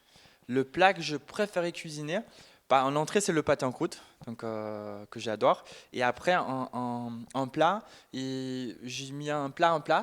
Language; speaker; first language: French; non-native, fluent; German